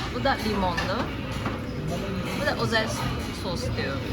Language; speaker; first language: Turkish; non-native, learner; Japanese